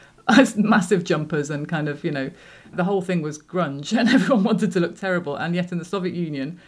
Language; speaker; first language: English; native; English